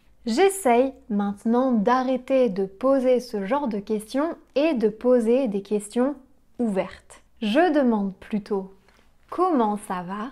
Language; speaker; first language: French; native; French